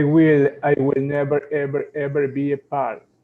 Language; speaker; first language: English; non-native, learner; Spanish